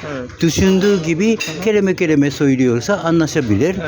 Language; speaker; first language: Turkish; non-native, learner; Japanese